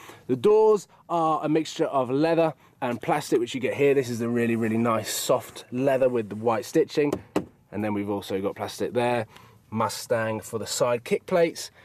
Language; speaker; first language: English; native; English